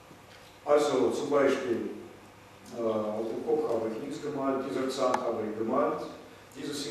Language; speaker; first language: German; non-native, fluent; Russian